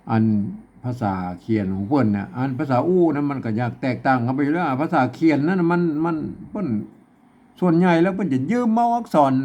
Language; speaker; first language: Thai; non-native, local second language; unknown